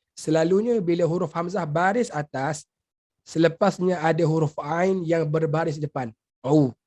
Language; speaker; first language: Malay; native; Malay